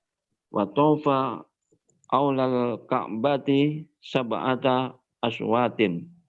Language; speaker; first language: Arabic; non-native, learner; Indonesian